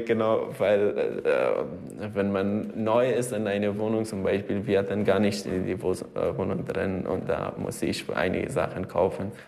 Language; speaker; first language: German; non-native, learner; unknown